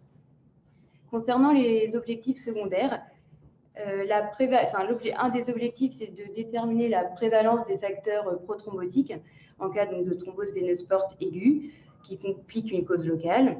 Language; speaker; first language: French; native; French